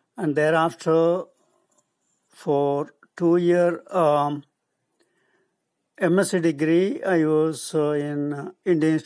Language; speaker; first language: English; non-native, local second language; Malayalam